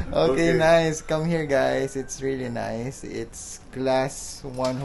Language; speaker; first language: English; non-native, local second language; Filipino